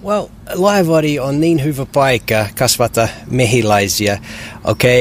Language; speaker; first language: Finnish; non-native, learner; English